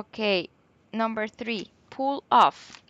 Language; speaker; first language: English; non-native, local second language; Spanish